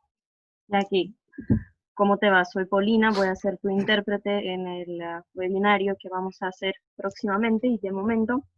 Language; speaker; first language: Spanish; non-native, fluent; Russian